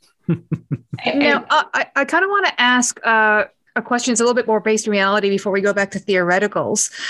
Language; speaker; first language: English; native; English